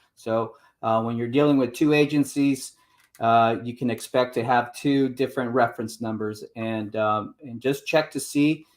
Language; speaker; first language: English; native; English